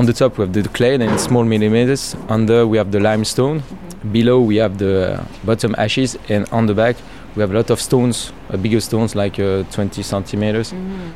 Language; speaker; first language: English; non-native, learner; French